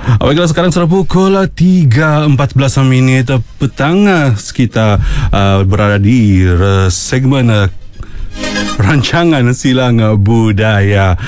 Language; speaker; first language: Malay; native; Malay